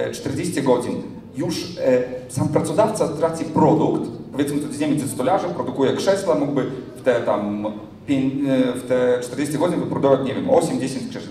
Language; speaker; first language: Polish; non-native, fluent; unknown